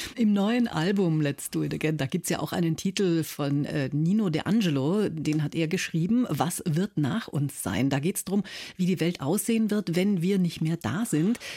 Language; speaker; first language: German; native; German